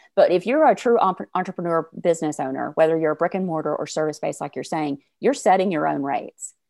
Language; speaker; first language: English; native; English